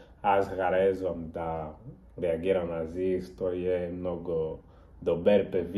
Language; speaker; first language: Bulgarian; non-native, learner; Portuguese